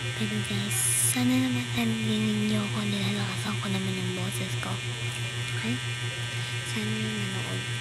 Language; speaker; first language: Filipino; non-native, local second language; Cebuano